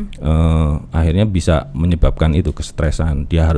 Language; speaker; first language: Indonesian; native; Indonesian